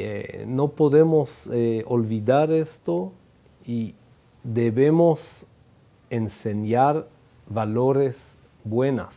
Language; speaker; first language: Spanish; non-native, fluent; Hebrew